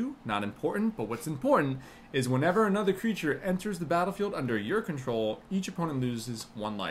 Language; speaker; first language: English; native; English